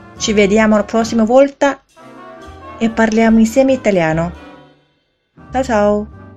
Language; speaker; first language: Italian; non-native, fluent; Chinese